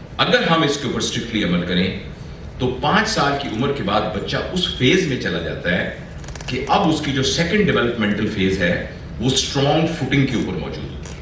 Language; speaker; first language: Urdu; non-native, local second language; Punjabi